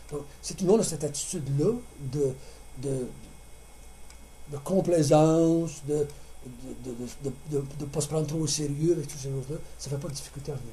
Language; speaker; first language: French; native; French